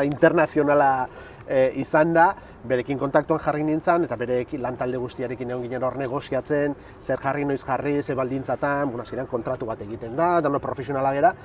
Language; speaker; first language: Basque; native; Basque